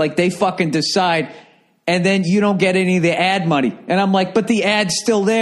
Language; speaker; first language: English; native; English